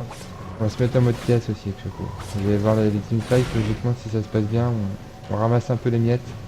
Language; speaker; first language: French; native; French